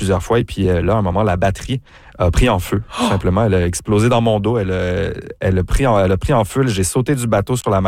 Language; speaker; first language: French; native; French